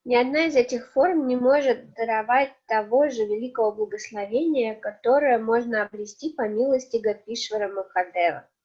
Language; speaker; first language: Russian; native; Russian